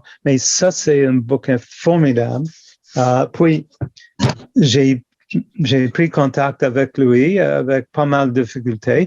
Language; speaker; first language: French; non-native, local second language; English